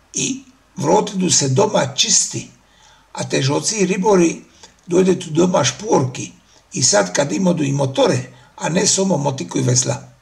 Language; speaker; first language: Serbian; native; Serbian